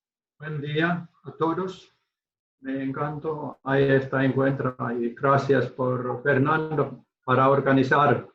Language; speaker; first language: Spanish; non-native, learner; Finnish